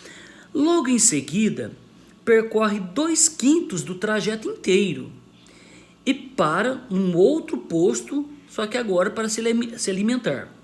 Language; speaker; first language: Portuguese; native; Portuguese